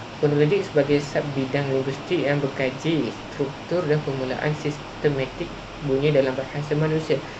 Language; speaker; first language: Malay; native; Malay